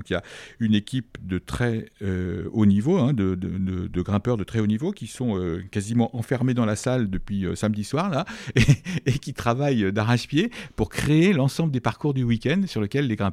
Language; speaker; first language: French; native; French